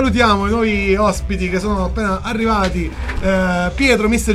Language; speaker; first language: Italian; native; Italian